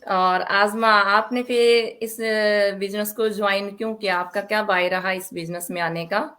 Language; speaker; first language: Hindi; non-native, local second language; Punjabi